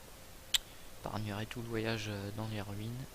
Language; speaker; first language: French; native; French